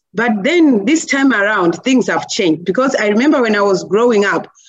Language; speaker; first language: English; non-native, local second language; Nyanja